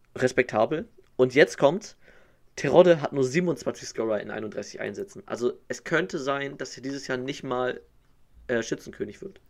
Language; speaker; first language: German; native; German